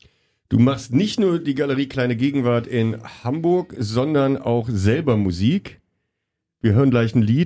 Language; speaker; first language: German; native; German